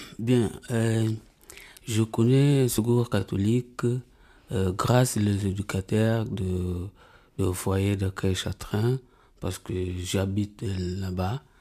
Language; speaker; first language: French; non-native, learner; Portuguese